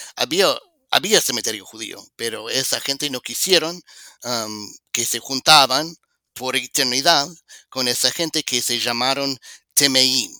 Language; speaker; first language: Spanish; non-native, fluent; English